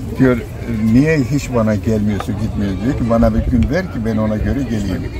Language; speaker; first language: Turkish; non-native, local second language; Zaza